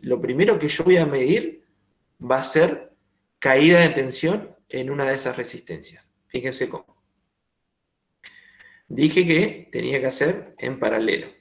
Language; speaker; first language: Spanish; native; Spanish